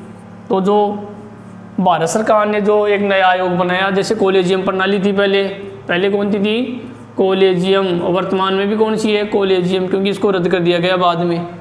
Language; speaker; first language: Hindi; native; Hindi